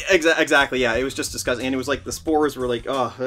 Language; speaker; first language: English; native; English